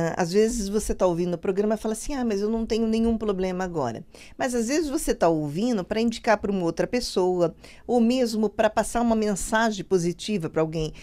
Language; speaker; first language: Portuguese; native; Portuguese